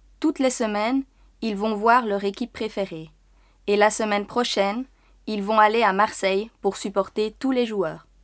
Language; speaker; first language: French; native; French